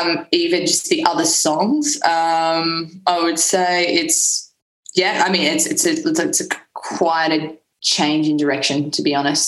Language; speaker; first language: English; native; English